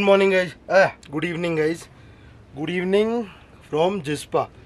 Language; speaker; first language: Hindi; non-native, local second language; Marathi